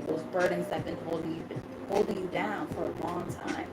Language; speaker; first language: English; native; English